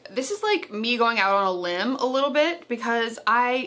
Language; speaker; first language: English; native; English